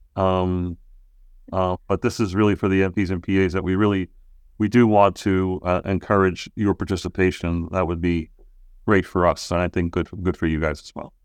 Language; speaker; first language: English; native; English